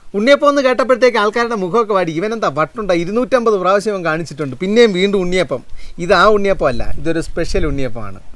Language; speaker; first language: Malayalam; native; Malayalam